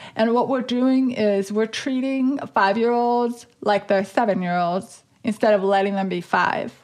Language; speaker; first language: English; native; English